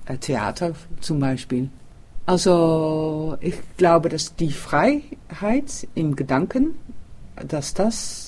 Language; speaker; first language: German; non-native, learner; Dutch